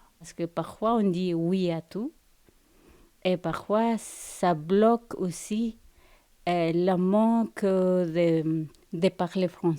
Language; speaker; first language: French; non-native, fluent; Spanish